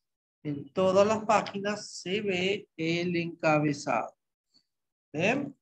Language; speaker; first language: Spanish; native; Spanish